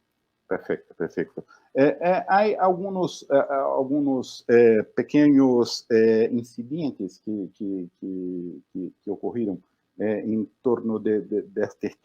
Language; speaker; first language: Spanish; non-native, fluent; Portuguese